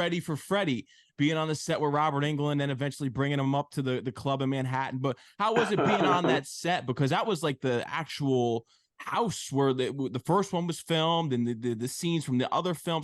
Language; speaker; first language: English; native; English